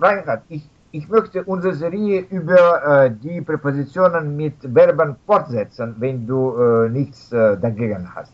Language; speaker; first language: German; non-native, learner; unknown